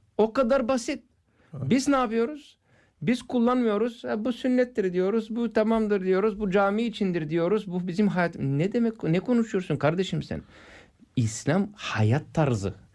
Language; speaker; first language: Turkish; non-native, fluent; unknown